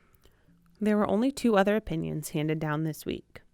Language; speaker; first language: English; native; English